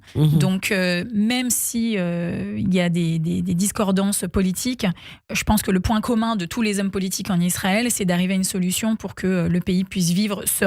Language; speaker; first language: French; native; French